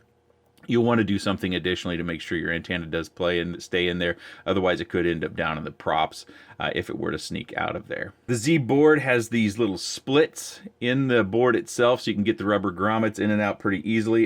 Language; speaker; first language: English; native; English